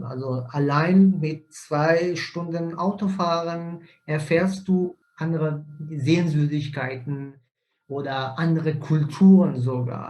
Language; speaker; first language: German; non-native, fluent; Persian